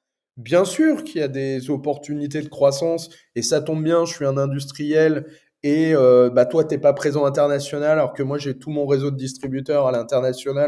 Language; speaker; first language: French; native; French